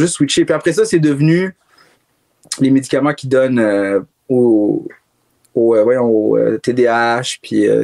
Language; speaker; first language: French; native; French